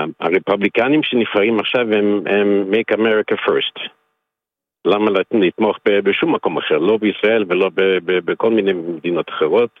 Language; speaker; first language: Hebrew; non-native, fluent; English